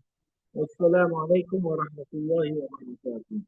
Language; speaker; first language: Arabic; native; Arabic